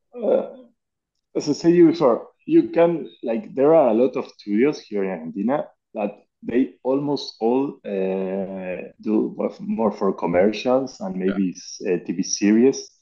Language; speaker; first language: English; non-native, learner; Spanish